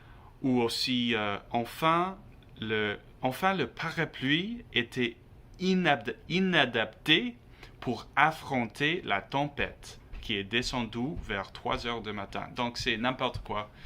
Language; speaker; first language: French; non-native, learner; English